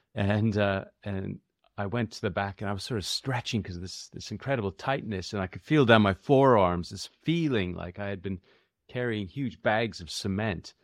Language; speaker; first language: English; native; English